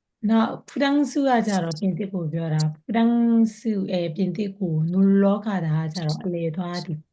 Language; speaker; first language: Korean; non-native, fluent; Burmese